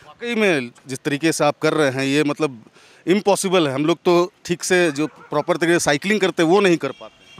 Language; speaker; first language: Hindi; native; Hindi